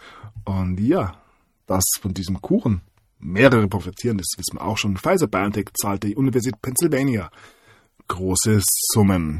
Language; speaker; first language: German; native; German